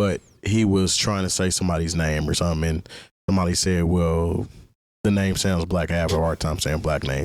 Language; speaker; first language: English; native; English